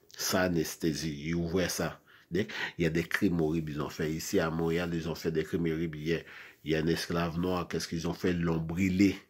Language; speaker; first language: French; non-native, local second language; Haitian Creole